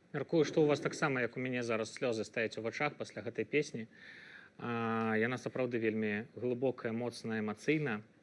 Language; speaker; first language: Belarusian; native; Belarusian